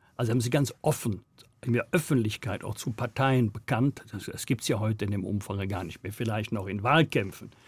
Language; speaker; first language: German; native; German